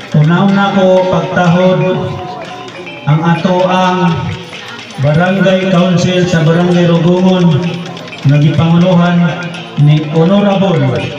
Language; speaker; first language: Cebuano; non-native, local second language; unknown